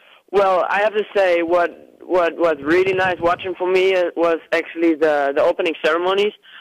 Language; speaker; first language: English; non-native, fluent; German